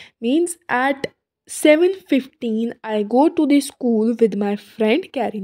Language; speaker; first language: English; non-native, local second language; Hindi